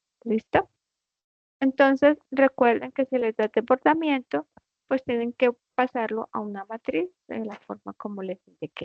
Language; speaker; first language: Spanish; native; Spanish